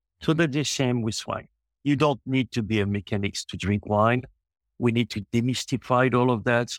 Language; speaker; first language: English; non-native, local second language; French